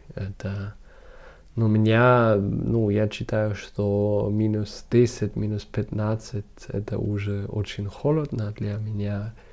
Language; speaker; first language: Russian; non-native, learner; German